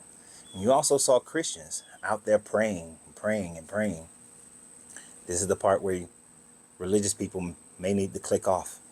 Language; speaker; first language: English; native; English